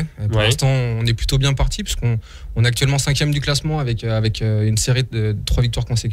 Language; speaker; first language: French; native; French